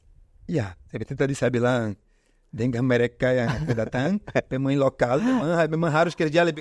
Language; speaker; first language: Indonesian; non-native, fluent; Portuguese